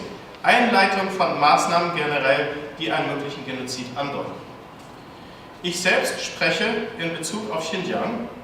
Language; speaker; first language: German; native; German